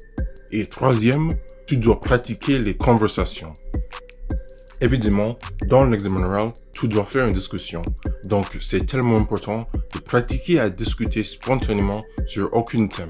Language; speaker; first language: French; non-native, fluent; English